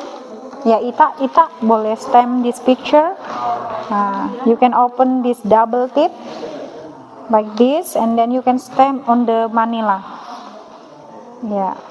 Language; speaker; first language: English; non-native, learner; Indonesian